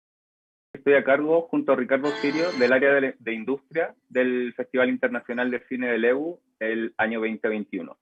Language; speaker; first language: Spanish; native; Spanish